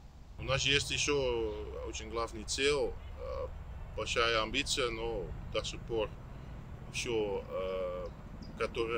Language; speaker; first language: Russian; non-native, fluent; Dutch